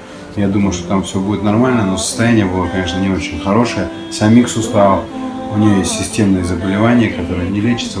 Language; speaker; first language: Russian; native; Russian